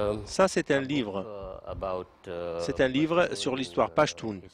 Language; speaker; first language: French; non-native, learner; Pashto